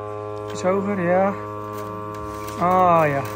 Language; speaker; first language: Dutch; native; Dutch